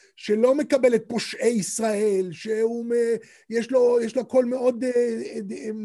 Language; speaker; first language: Hebrew; native; Hebrew